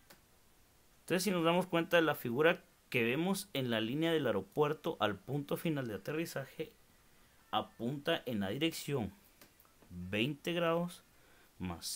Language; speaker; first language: Spanish; native; Spanish